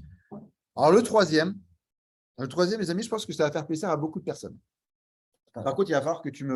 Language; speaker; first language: French; native; French